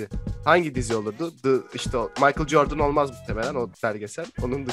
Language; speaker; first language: Turkish; native; Turkish